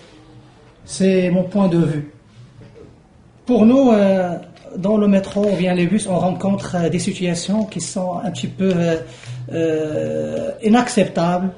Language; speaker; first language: French; non-native, local second language; Arabic